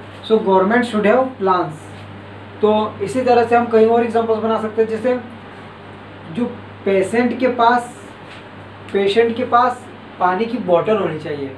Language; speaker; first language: Hindi; native; Hindi